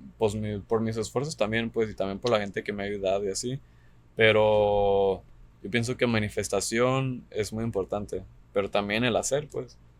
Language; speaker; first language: Spanish; early bilingual, heritage; Spanish